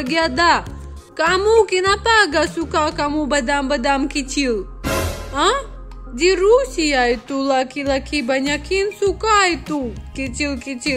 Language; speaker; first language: Indonesian; non-native, learner; Russian